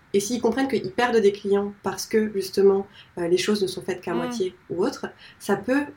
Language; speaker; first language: French; native; French